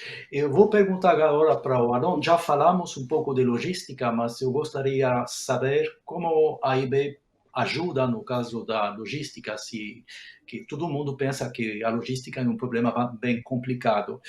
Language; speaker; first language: Portuguese; non-native, fluent; Spanish